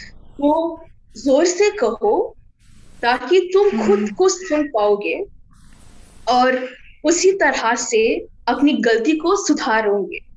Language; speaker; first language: Hindi; non-native, fluent; English